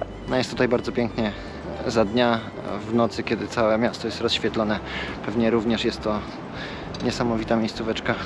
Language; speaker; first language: Polish; native; Polish